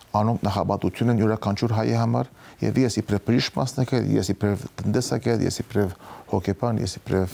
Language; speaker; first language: Armenian; early bilingual, heritage; Armenian